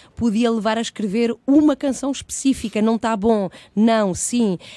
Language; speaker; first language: Portuguese; early bilingual, other home language; Spanish